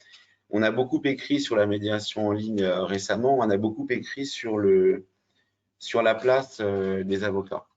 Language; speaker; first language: French; native; French